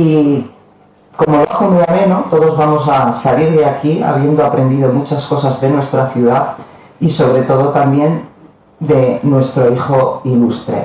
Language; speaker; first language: Spanish; native; Spanish